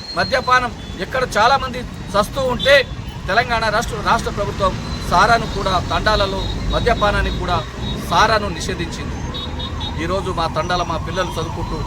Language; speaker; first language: Telugu; non-native, local second language; Lambadi